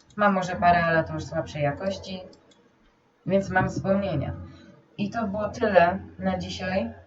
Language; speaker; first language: Polish; native; Polish